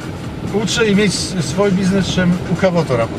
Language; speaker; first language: Russian; non-native, learner; Polish